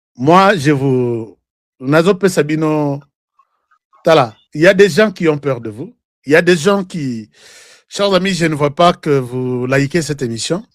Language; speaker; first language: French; non-native, local second language; Lingala